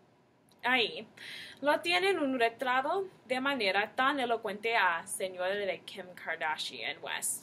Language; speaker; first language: Spanish; non-native, learner; English